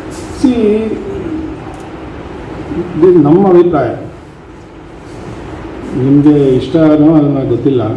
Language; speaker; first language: Kannada; non-native, learner; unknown